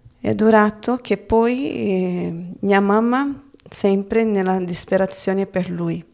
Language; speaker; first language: Italian; non-native, fluent; Portuguese